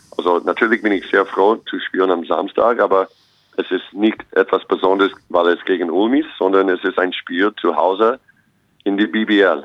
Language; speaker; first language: German; non-native, fluent; English